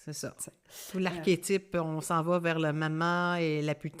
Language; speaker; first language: French; native; French